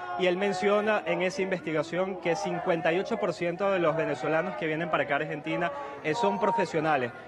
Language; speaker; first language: Spanish; native; Spanish